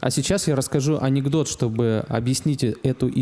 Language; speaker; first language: Russian; native; Russian